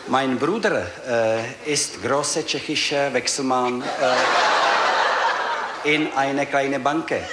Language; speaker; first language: German; non-native, learner; Czech